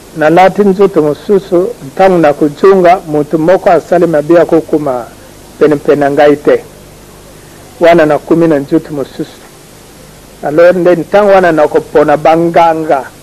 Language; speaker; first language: Lingala; non-native, local second language; Kongo